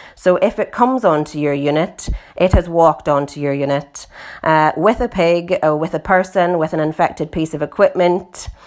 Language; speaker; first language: English; native; English